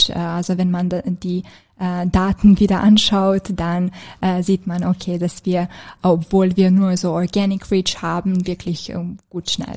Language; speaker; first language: German; non-native, fluent; Serbian